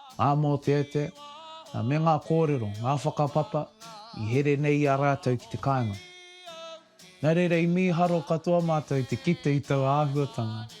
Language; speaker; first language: Māori; native; Māori